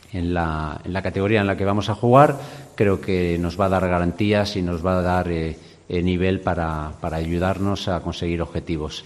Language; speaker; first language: Spanish; native; Spanish